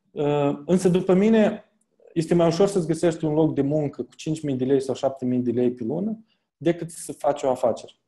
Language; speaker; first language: Romanian; native; Romanian